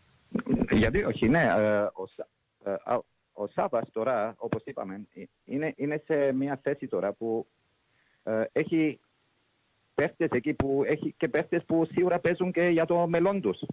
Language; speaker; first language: Greek; early bilingual, heritage; English